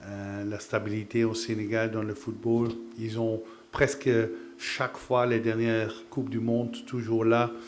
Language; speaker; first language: French; non-native, fluent; Dutch